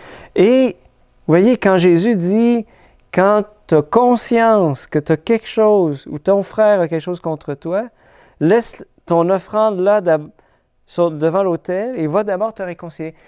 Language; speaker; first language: French; native; French